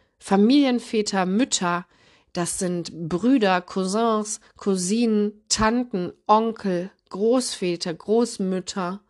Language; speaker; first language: German; early bilingual, other home language; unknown